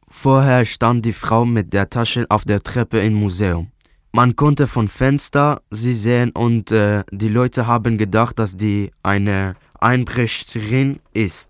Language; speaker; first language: German; non-native, learner; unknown